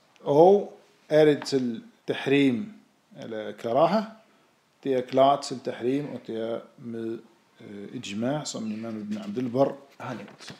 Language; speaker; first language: Danish; non-native, fluent; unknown